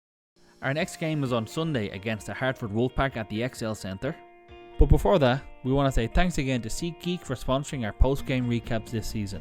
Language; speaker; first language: English; native; English